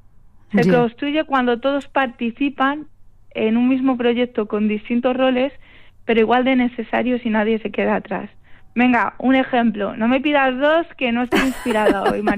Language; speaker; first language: Spanish; native; Spanish